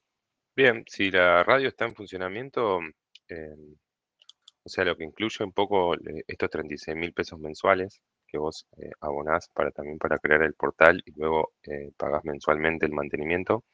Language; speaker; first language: Spanish; native; Spanish